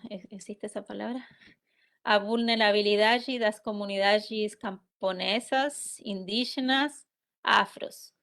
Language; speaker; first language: Portuguese; non-native, fluent; Spanish